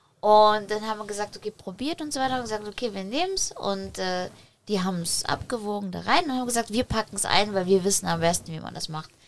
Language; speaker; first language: German; early bilingual, other home language; Polish